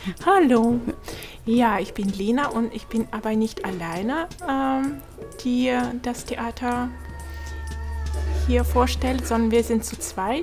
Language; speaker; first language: German; non-native, fluent; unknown